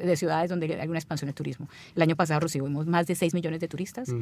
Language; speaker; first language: Spanish; native; Spanish